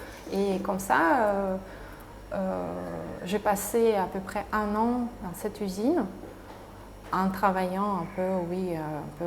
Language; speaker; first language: French; non-native, fluent; Russian